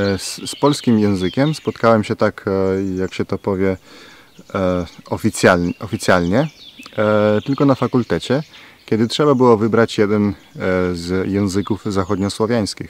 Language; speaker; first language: Polish; non-native, fluent; Slovenian